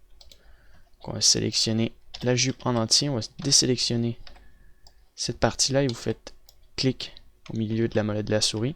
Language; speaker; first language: French; native; French